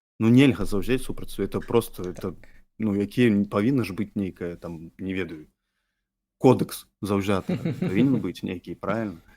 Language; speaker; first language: Belarusian; non-native, local second language; Russian